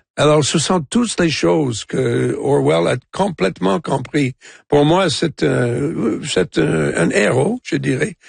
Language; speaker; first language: French; non-native, local second language; English